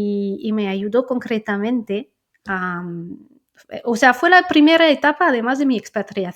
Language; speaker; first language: Spanish; non-native, fluent; French